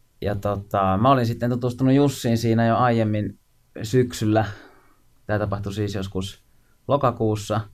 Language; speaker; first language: Finnish; native; Finnish